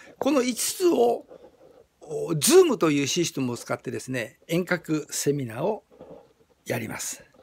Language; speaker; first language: Japanese; native; Japanese